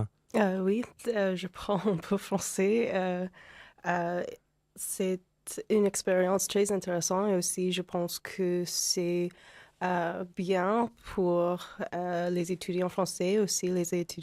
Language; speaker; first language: French; non-native, learner; English